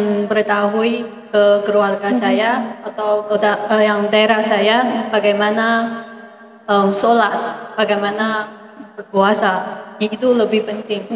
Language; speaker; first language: Indonesian; non-native, fluent; Chinese